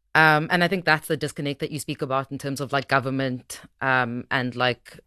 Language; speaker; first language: English; native; English